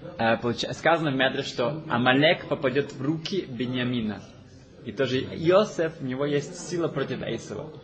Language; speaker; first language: Russian; early bilingual, heritage; Russian